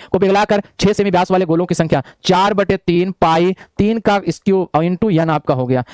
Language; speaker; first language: Hindi; native; Hindi